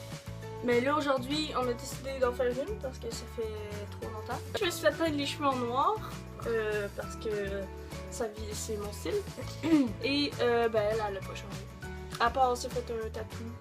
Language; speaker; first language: French; native; French